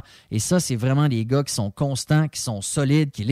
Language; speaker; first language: French; native; French